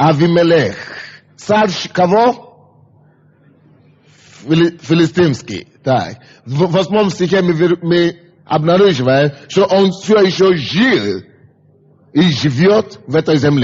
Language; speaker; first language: Russian; non-native, fluent; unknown